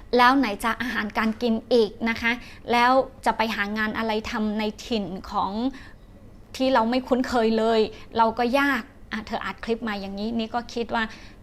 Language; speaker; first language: Thai; non-native, fluent; Shan